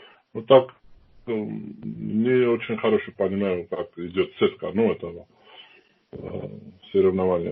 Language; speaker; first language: Russian; non-native, fluent; Georgian